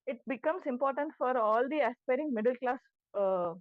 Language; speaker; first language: English; non-native, local second language; Kannada